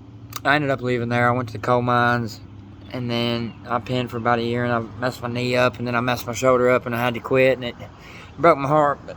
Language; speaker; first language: English; native; English